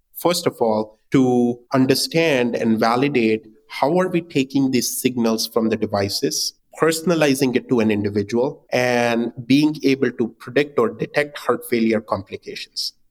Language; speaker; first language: English; non-native, local second language; Hindi